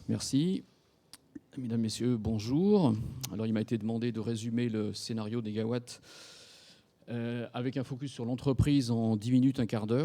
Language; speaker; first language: French; native; French